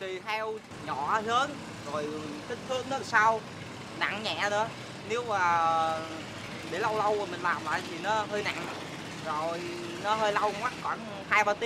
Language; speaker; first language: Vietnamese; native; Vietnamese